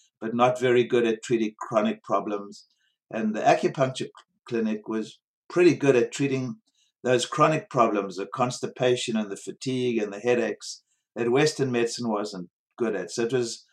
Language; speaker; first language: English; native; English